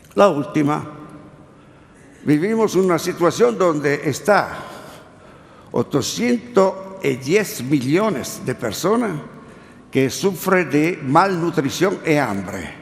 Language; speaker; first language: Spanish; non-native, learner; Italian